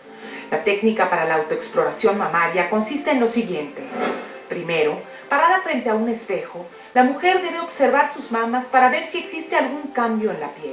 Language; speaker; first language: Spanish; native; Spanish